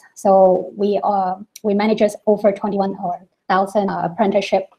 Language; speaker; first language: English; non-native, local second language; Cantonese